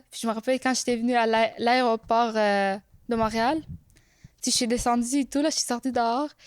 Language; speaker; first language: French; early bilingual, other home language; Arabic